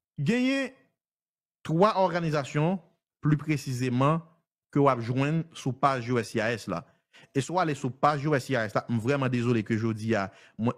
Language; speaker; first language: French; non-native, local second language; Haitian Creole